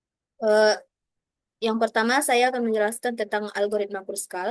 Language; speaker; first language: Indonesian; native; Indonesian